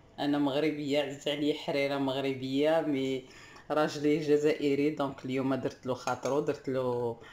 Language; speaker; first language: French; non-native, local second language; Arabic